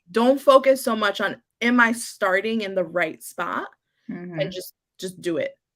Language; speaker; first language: English; native; English